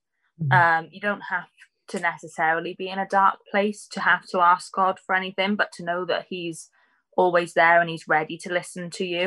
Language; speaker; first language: English; native; English